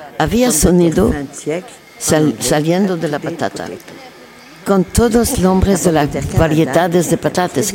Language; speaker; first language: Spanish; non-native, learner; French